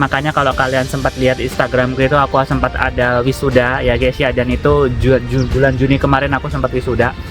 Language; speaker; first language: Indonesian; native; Indonesian